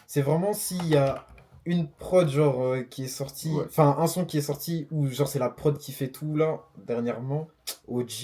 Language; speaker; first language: French; native; French